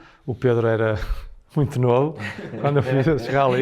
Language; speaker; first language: Portuguese; native; Portuguese